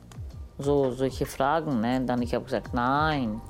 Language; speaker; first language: German; non-native, learner; Romany